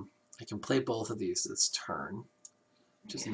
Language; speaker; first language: English; native; English